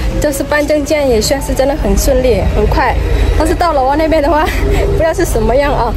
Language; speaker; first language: Chinese; non-native, fluent; Lao